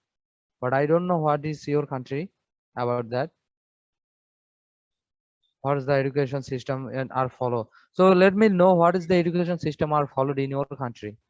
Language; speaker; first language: English; non-native, fluent; Bangla